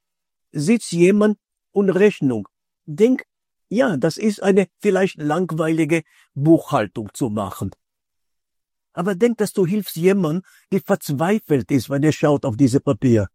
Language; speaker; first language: German; non-native, fluent; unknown